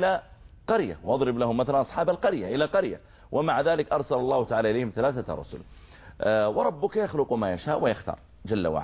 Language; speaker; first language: Arabic; native; Arabic